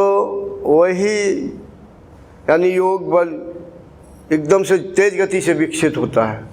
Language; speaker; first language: Hindi; native; Hindi